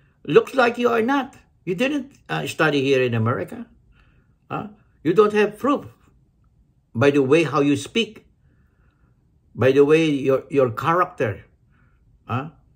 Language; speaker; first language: English; non-native, local second language; Filipino